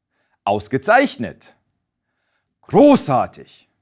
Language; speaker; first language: German; non-native, fluent; English